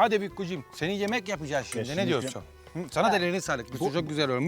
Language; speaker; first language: Turkish; non-native, fluent; Italian